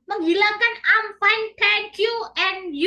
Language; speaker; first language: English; non-native, fluent; Indonesian